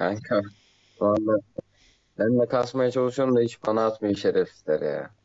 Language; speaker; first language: Turkish; native; Turkish